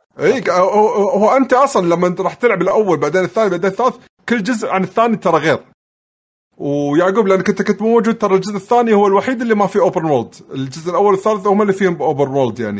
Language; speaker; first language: Arabic; native; Arabic